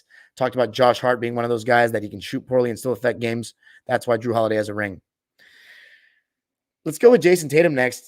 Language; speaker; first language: English; native; English